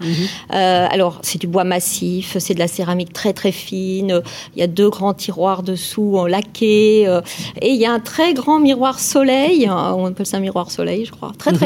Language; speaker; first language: French; native; French